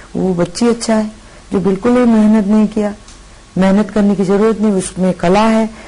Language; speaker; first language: Hindi; non-native, local second language; Bangla